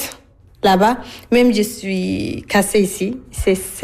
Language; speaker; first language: French; non-native, learner; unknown